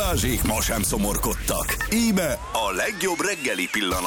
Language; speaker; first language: Hungarian; native; Hungarian